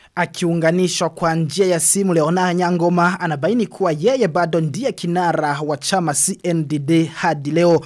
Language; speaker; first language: Swahili; non-native, local second language; Rundi